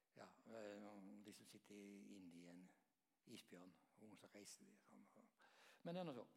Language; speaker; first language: Norwegian; native; Norwegian